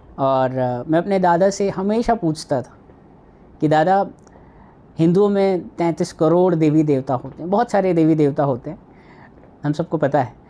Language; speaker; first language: Hindi; native; Hindi